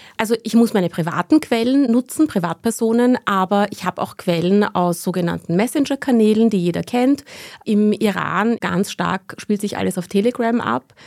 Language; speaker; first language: German; early bilingual, other home language; Persian